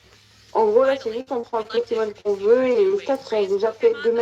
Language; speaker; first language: French; native; French